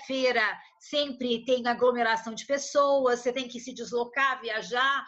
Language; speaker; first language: Portuguese; native; Portuguese